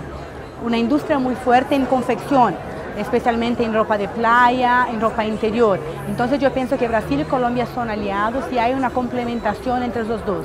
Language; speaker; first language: Spanish; non-native, fluent; Portuguese